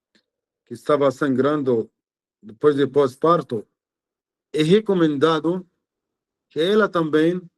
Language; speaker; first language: Portuguese; non-native, fluent; Arabic